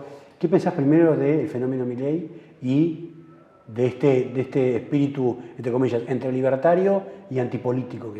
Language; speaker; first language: Spanish; native; Spanish